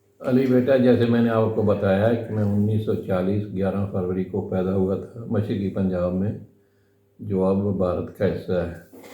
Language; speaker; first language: Urdu; non-native, local second language; Punjabi